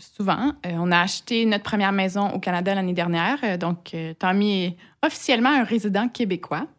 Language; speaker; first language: French; native; French